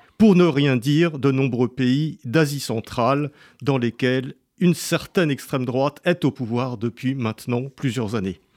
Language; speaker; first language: French; native; French